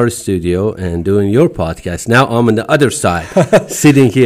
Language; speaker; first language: English; non-native, fluent; Persian